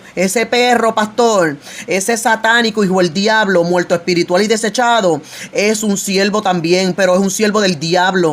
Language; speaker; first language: Spanish; native; Spanish